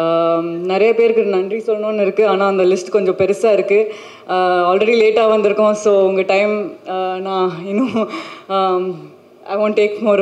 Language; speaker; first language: Tamil; non-native, local second language; Malayalam